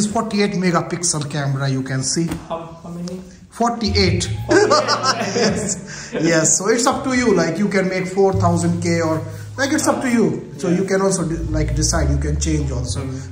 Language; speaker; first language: English; non-native, local second language; Hindi